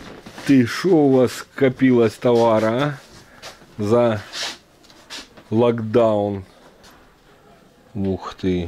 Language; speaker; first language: Russian; native; Russian